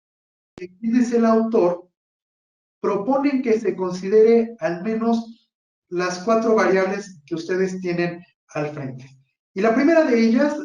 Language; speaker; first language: Spanish; native; Spanish